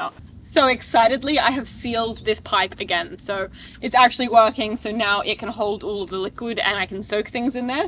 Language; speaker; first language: English; native; English